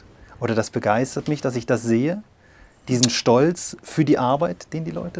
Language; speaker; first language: German; native; German